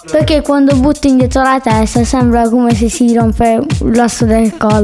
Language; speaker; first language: Italian; native; Italian